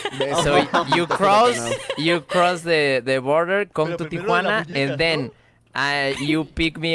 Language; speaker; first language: English; non-native, learner; Spanish